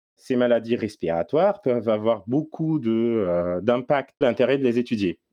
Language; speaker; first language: French; non-native, local second language; Arabic